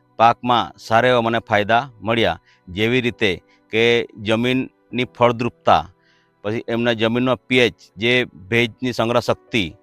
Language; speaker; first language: Gujarati; non-native, local second language; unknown